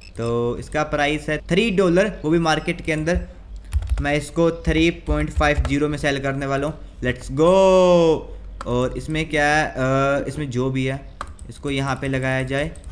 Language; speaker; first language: Hindi; native; Hindi